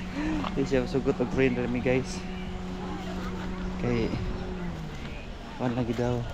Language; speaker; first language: English; non-native, learner; Cebuano